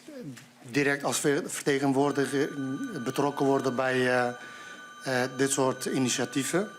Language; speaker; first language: Dutch; non-native, fluent; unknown